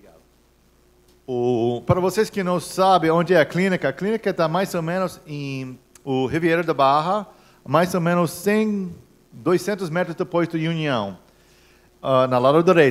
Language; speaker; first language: Portuguese; non-native, fluent; English